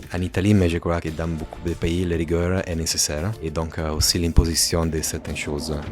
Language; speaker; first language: French; non-native, fluent; Italian